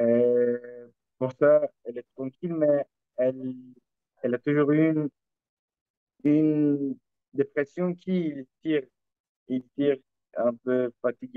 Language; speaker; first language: French; non-native, learner; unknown